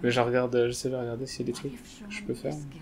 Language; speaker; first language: French; native; French